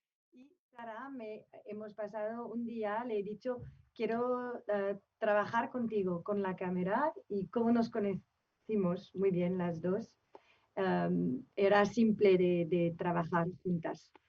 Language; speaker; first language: Spanish; non-native, fluent; French